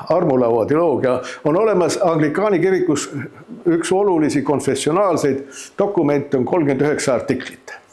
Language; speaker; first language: Estonian; native; Estonian